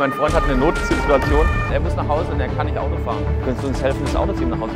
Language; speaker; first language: German; native; German